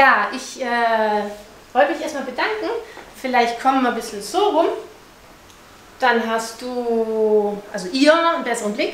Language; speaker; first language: German; native; German